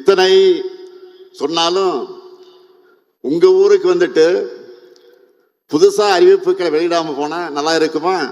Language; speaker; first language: Tamil; native; Tamil